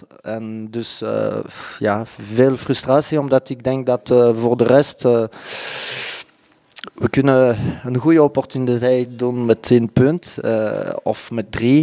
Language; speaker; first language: Dutch; non-native, local second language; French